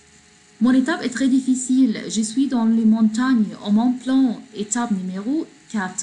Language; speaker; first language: French; non-native, fluent; Arabic